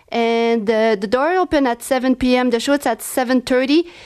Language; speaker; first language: English; non-native, fluent; French